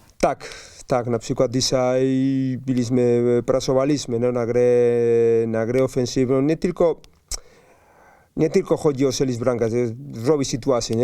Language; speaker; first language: Polish; non-native, learner; Spanish